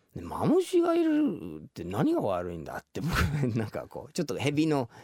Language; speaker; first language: Japanese; non-native, fluent; English